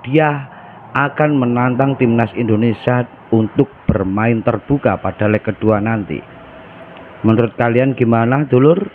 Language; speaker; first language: Indonesian; native; Indonesian